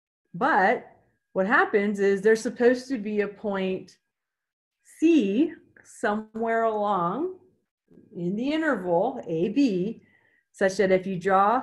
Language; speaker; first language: English; native; English